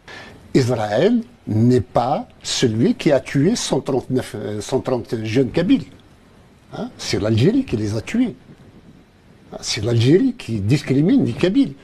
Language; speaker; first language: French; non-native, local second language; Kabyle